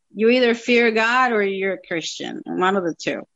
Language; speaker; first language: English; non-native, fluent; Spanish